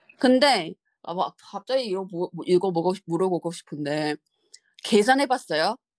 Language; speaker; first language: Korean; non-native, fluent; Chinese